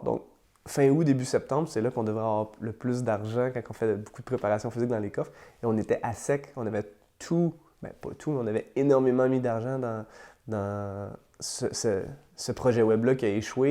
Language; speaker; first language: French; native; French